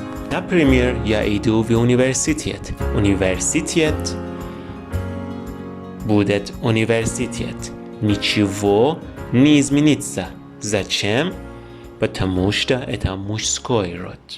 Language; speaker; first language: Russian; non-native, fluent; Persian